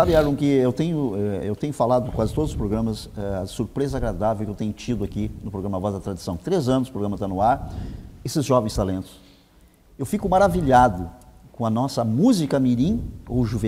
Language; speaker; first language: Portuguese; native; Portuguese